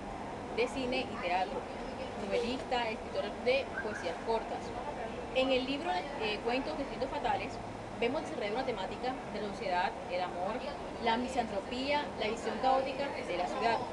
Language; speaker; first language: Spanish; native; Spanish